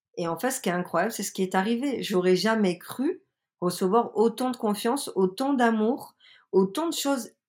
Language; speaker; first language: French; native; French